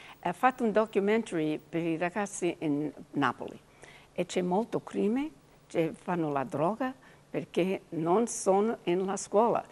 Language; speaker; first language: Italian; early bilingual, heritage; English